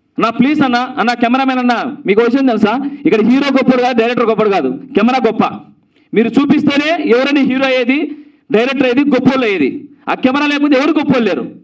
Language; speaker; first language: Telugu; native; Telugu